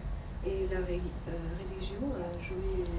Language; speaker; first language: French; non-native, fluent; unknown